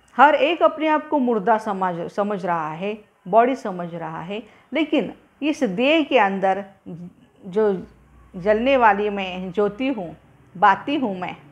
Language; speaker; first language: Hindi; non-native, local second language; Marathi